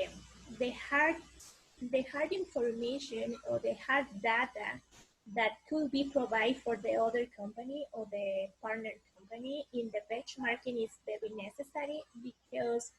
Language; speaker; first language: English; non-native, learner; Spanish